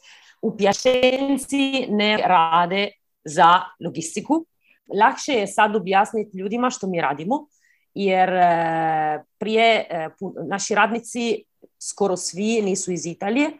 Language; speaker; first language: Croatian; early bilingual, heritage; Croatian